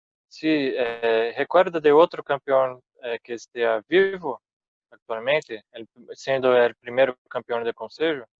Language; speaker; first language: Spanish; non-native, fluent; Portuguese